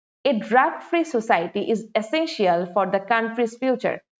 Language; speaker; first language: English; non-native, local second language; Bangla